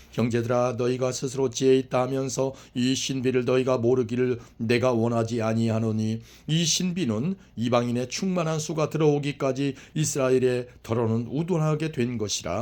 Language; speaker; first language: Korean; native; Korean